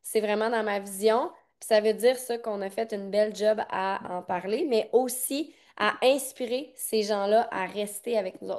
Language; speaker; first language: French; native; French